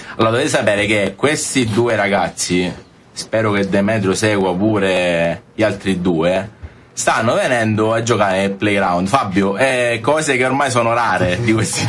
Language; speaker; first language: Italian; native; Italian